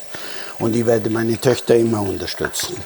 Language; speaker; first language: German; non-native, fluent; Italian